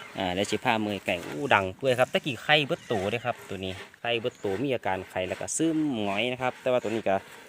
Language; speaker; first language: Thai; native; Thai